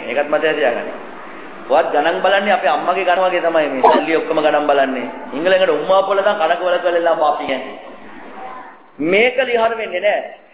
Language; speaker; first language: Sinhala; non-native, local second language; Tamil